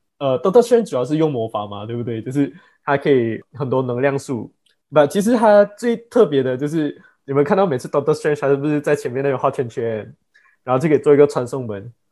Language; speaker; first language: Chinese; native; Chinese